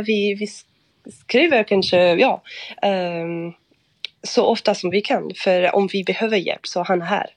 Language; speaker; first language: Swedish; non-native, fluent; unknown